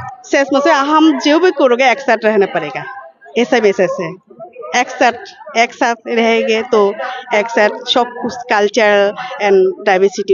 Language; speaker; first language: Hindi; non-native, learner; Bangla